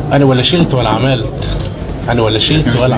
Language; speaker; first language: Arabic; native; Arabic